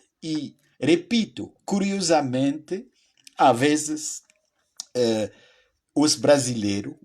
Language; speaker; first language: Portuguese; non-native, fluent; French